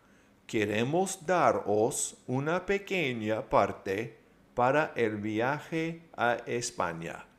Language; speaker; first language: Spanish; non-native, fluent; English